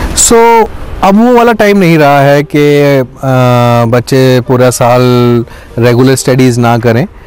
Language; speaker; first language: Hindi; native; Hindi